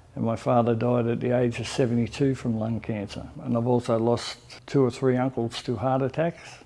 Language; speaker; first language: English; native; English